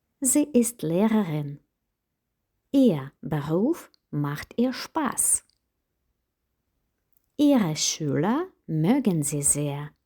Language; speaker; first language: German; non-native, fluent; Ukrainian